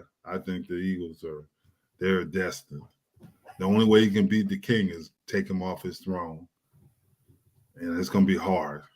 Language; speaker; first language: English; native; English